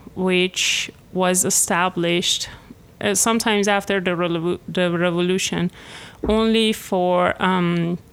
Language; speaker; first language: English; non-native, fluent; Persian